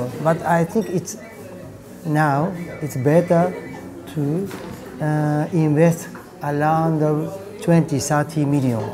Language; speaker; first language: English; non-native, learner; Japanese